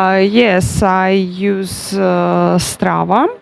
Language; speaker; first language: English; non-native, learner; Russian